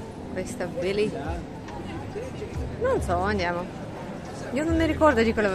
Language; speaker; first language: Italian; non-native, learner; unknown